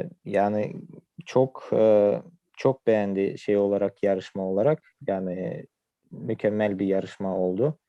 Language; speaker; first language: Turkish; non-native, fluent; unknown